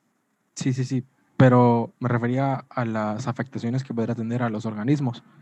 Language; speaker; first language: Spanish; native; Spanish